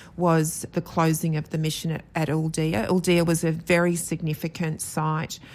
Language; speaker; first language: English; native; English